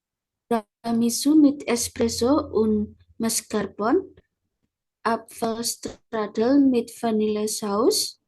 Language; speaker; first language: German; non-native, learner; Indonesian